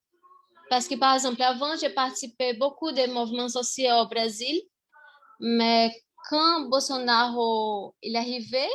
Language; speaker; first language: French; non-native, fluent; Portuguese